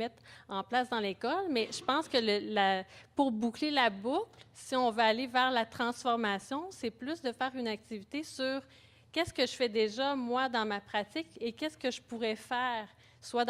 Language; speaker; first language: French; native; French